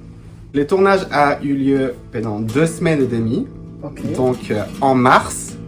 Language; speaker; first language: French; non-native, fluent; Spanish